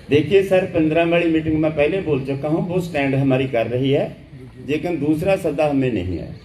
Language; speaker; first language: Hindi; non-native, local second language; Punjabi